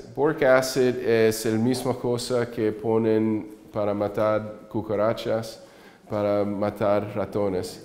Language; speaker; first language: Spanish; early bilingual, heritage; English